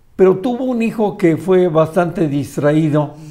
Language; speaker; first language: Spanish; native; Spanish